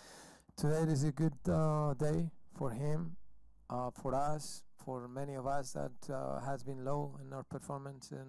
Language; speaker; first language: English; non-native, learner; Spanish